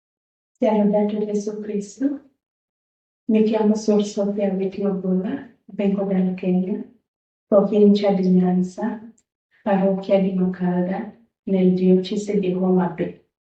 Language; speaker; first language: Italian; non-native, learner; Luo (Kenya and Tanzania)